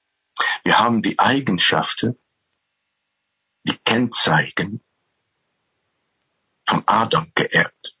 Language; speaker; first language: German; non-native, fluent; Dutch